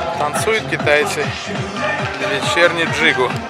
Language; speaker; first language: Russian; native; Russian